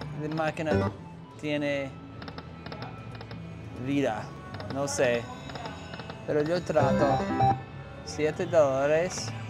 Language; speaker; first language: Spanish; non-native, learner; English